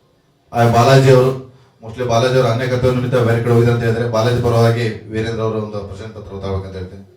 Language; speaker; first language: Kannada; native; Kannada